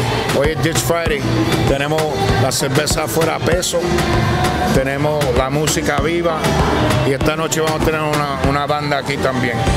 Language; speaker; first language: Spanish; early bilingual, heritage; Spanish